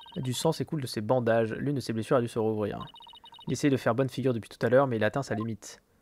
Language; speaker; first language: French; native; French